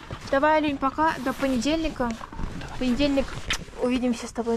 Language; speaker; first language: Russian; native; Russian